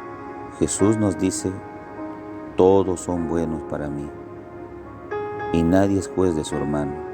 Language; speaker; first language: Spanish; native; Spanish